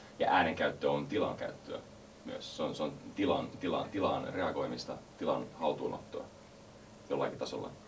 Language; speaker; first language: Finnish; early bilingual, heritage; Finnish